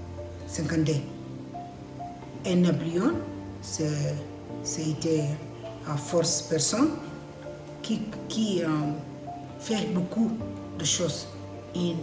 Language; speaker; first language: French; non-native, learner; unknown